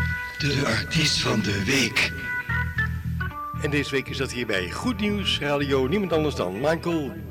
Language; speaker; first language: Dutch; native; Dutch